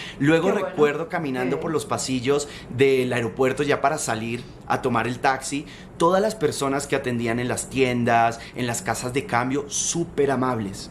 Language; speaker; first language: Spanish; native; Spanish